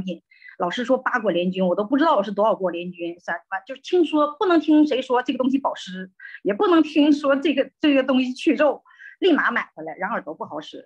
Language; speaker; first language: Chinese; native; Chinese